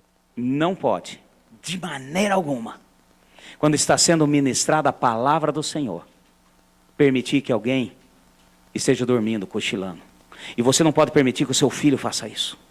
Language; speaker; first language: Portuguese; native; Portuguese